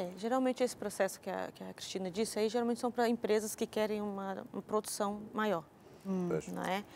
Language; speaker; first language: Portuguese; native; Portuguese